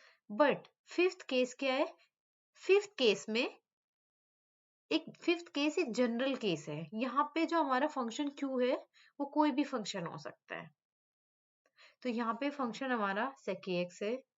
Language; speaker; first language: Hindi; native; Hindi